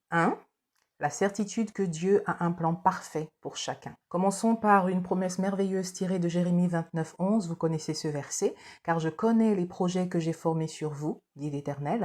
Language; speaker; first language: French; native; French